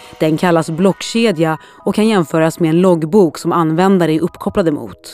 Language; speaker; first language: Swedish; native; Swedish